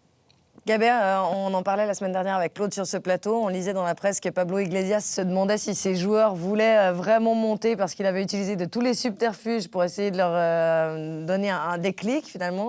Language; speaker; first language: French; native; French